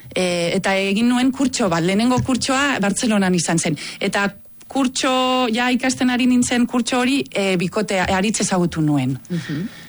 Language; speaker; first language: Basque; non-native, fluent; Catalan